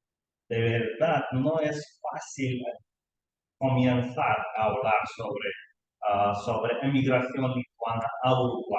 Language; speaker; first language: Spanish; non-native, learner; Lithuanian